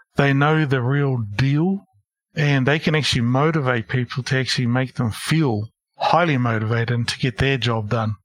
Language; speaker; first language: English; native; English